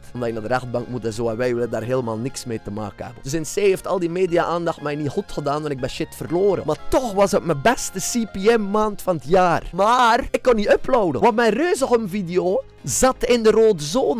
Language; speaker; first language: Dutch; native; Dutch